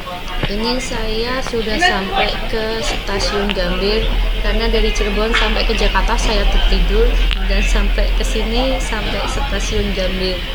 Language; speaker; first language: Indonesian; non-native, local second language; Javanese